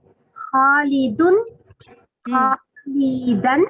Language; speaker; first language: Arabic; non-native, learner; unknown